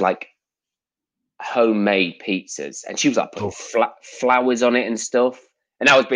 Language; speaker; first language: English; native; English